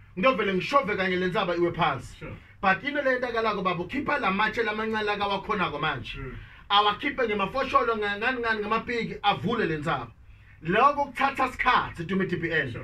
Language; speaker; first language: Zulu; non-native, local second language; Swati